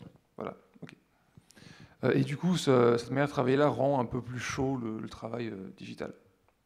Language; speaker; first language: French; native; French